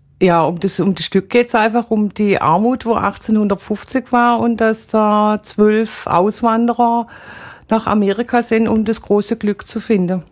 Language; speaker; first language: German; native; German